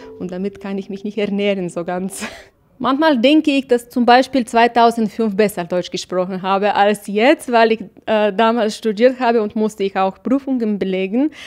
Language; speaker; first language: German; non-native, fluent; Bulgarian